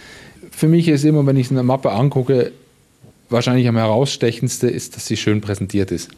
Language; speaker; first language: German; native; German